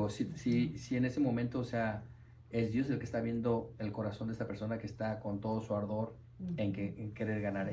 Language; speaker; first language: Spanish; native; Spanish